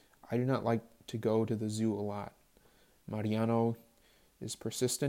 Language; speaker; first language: English; native; English